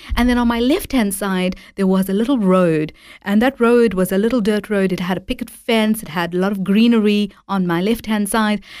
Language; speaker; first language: English; native; English